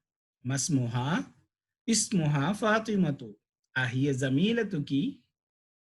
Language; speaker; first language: Arabic; non-native, fluent; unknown